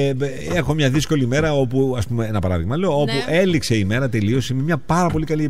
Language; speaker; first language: Greek; native; Greek